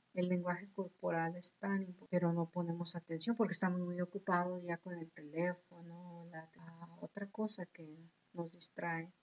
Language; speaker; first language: Spanish; early bilingual, heritage; Spanish